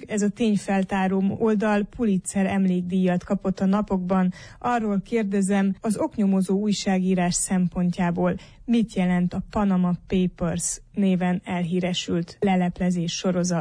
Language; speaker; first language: Hungarian; native; Hungarian